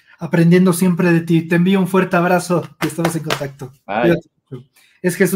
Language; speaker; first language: Spanish; native; Spanish